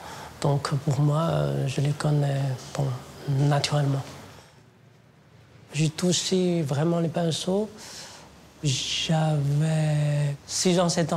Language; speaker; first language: French; non-native, fluent; Chinese